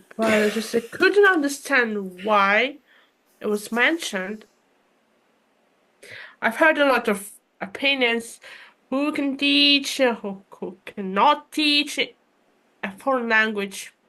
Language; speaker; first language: English; non-native, fluent; Russian